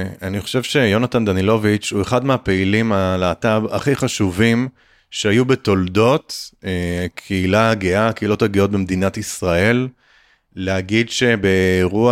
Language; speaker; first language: Hebrew; native; Hebrew